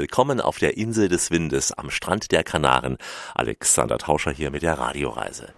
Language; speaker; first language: German; native; German